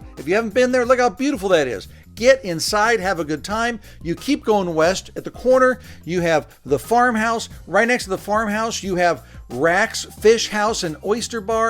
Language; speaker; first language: English; native; English